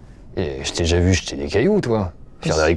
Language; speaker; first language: French; native; French